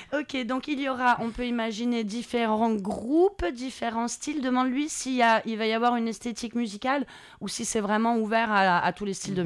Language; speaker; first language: French; native; French